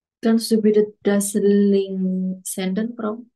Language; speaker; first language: German; non-native, learner; Indonesian